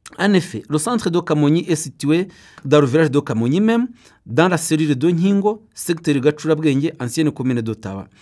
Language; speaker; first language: French; non-native, local second language; Kinyarwanda